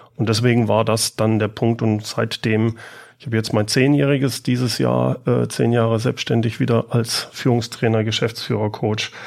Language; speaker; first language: German; native; German